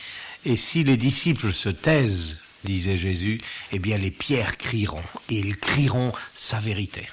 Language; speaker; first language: French; native; French